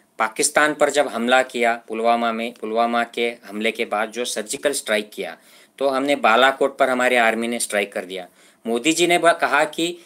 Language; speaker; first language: Hindi; non-native, local second language; Marathi